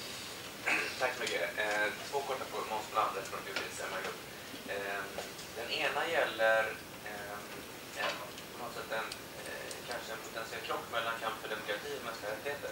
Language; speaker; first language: Swedish; native; Swedish